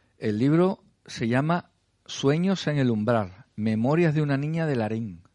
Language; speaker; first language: Spanish; native; Spanish